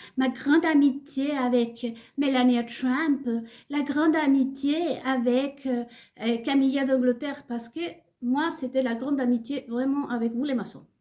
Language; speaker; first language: French; non-native, fluent; Spanish